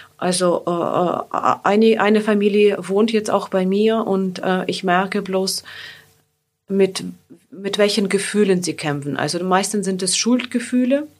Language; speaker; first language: German; non-native, fluent; Ukrainian